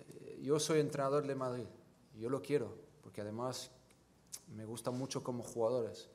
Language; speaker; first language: Spanish; non-native, fluent; French